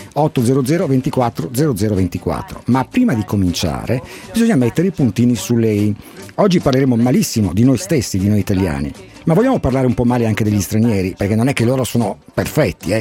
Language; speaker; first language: Italian; native; Italian